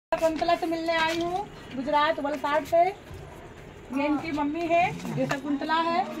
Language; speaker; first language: Hindi; non-native, local second language; Gujarati